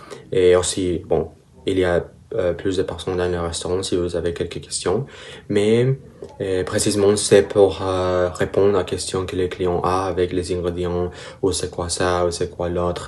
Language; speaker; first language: French; non-native, learner; Spanish